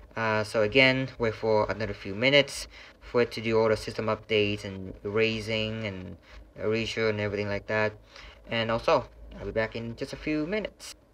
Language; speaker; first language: English; non-native, fluent; Vietnamese